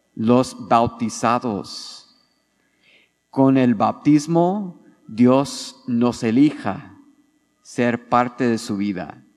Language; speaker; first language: Spanish; non-native, fluent; English